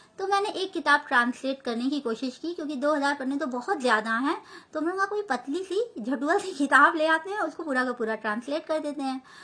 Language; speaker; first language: Hindi; native; Hindi